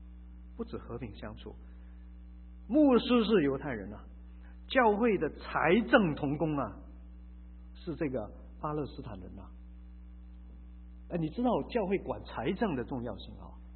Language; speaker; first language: Chinese; native; Chinese